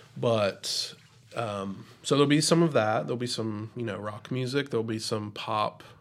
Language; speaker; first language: English; native; English